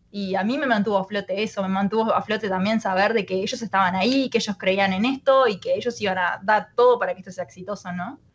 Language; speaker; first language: Spanish; native; Spanish